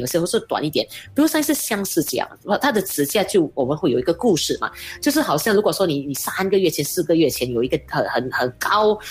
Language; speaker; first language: Chinese; native; Chinese